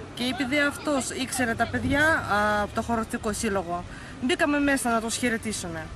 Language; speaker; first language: Greek; non-native, fluent; Russian